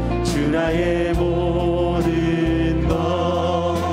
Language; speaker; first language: Korean; native; Korean